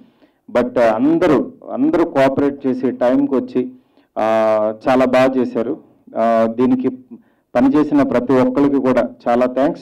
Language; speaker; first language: Telugu; native; Telugu